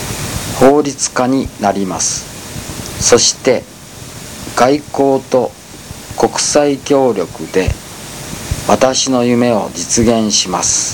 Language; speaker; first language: Japanese; non-native, learner; Spanish